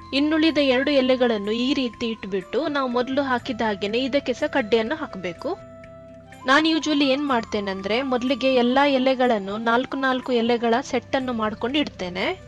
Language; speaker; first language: Kannada; non-native, local second language; Tulu